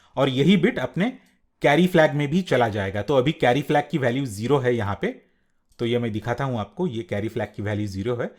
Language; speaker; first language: Hindi; non-native, local second language; Marathi